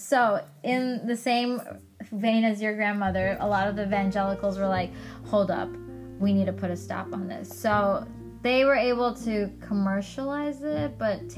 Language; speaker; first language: English; native; English